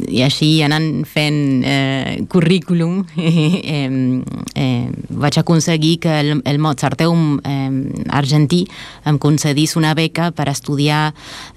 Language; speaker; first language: Catalan; non-native, fluent; Spanish